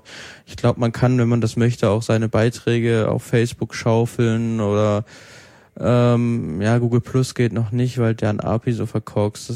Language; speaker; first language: German; native; German